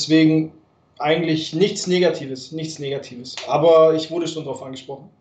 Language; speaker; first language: German; native; German